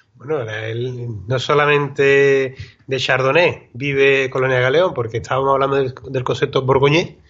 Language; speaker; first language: Spanish; native; Spanish